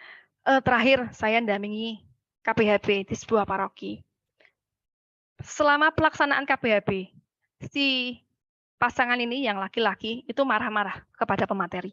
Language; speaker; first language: Malay; native; Malay